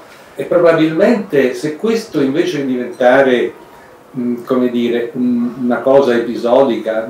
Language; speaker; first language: Italian; native; Italian